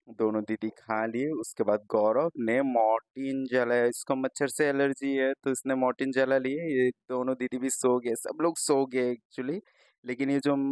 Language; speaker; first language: Hindi; non-native, local second language; Bangla